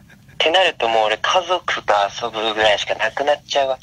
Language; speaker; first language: Japanese; native; Japanese